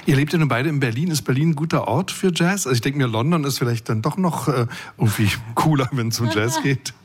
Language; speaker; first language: German; native; German